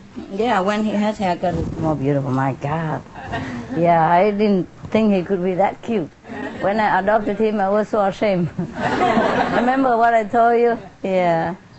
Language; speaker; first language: English; non-native, fluent; Vietnamese